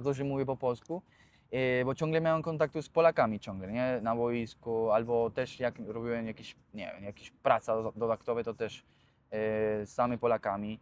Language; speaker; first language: Polish; non-native, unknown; Spanish